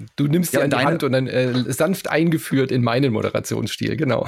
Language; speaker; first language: German; native; German